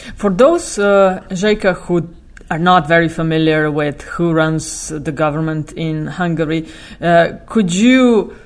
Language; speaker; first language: English; non-native, fluent; Slovenian